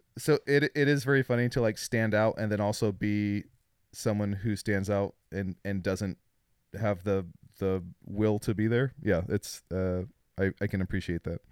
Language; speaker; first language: English; native; English